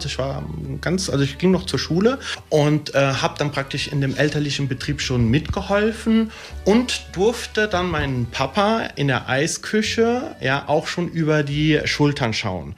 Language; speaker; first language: German; early bilingual, other home language; Italian